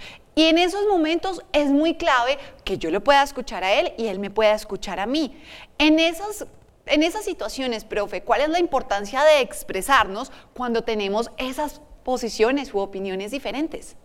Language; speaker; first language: Spanish; native; Spanish